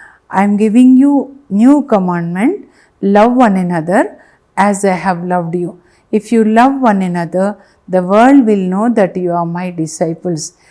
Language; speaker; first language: English; non-native, local second language; Telugu